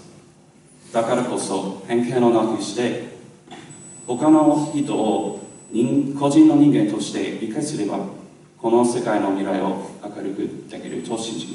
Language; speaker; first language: Japanese; non-native, learner; English